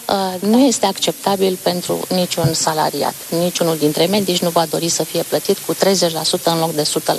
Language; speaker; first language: Romanian; native; Romanian